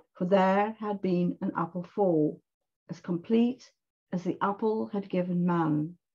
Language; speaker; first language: English; native; English